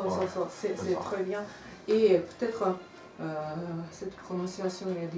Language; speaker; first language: French; non-native, learner; Japanese